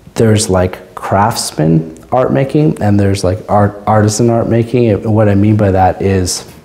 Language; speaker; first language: English; native; English